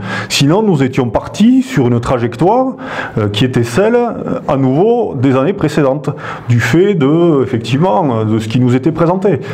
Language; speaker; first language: French; native; French